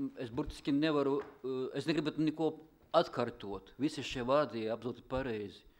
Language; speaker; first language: Latvian; non-native, local second language; Russian